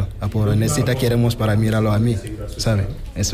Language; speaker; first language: Spanish; non-native, learner; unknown